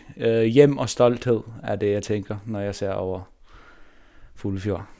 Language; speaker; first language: Danish; non-native, local second language; Faroese